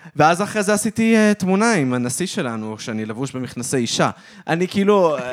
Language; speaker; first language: Hebrew; native; Hebrew